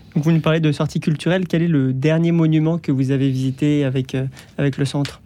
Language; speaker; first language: French; native; French